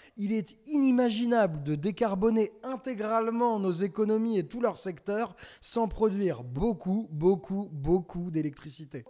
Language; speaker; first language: French; native; French